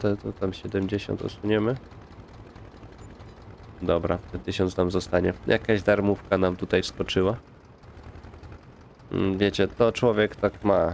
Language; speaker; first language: Polish; native; Polish